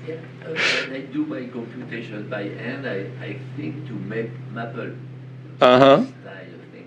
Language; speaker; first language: English; non-native, fluent; French